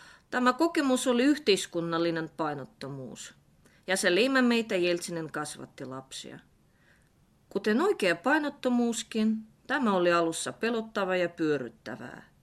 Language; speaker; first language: Finnish; non-native, fluent; Russian